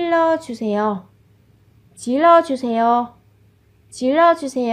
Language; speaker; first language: Korean; non-native, fluent; Vietnamese